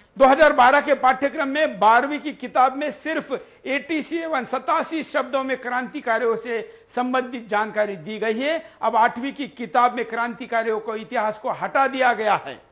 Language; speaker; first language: Hindi; non-native, local second language; Marathi